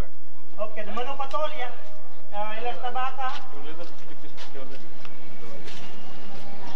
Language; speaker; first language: Spanish; non-native, learner; Gujarati